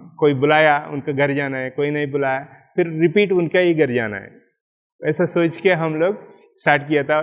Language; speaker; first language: Hindi; non-native, local second language; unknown